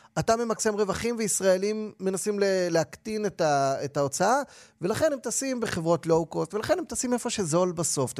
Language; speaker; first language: Hebrew; native; Hebrew